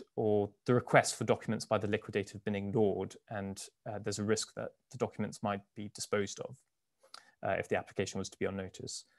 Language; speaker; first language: English; native; English